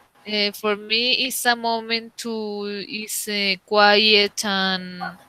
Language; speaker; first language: English; non-native, learner; Spanish